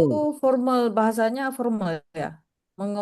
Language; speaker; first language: Indonesian; non-native, learner; Malay